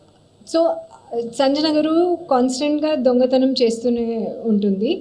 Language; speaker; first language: Telugu; non-native, learner; Hindi